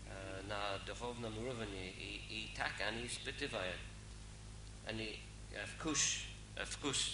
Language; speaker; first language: Russian; non-native, fluent; English